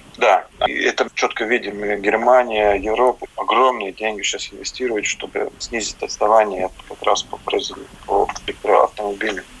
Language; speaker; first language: Russian; non-native, local second language; Latvian